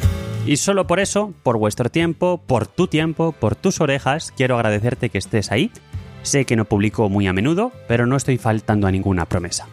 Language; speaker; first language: Spanish; native; Spanish